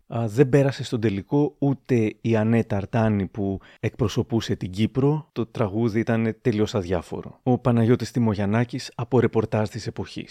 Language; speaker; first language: Greek; native; Greek